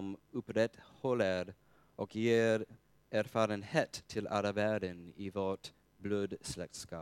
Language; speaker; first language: Swedish; non-native, fluent; English